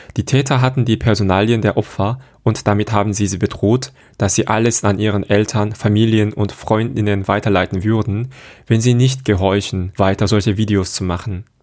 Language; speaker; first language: German; non-native, fluent; Korean